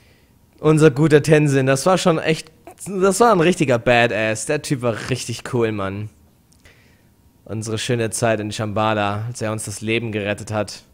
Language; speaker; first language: German; native; German